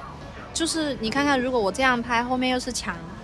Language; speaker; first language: Chinese; non-native, local second language; Cantonese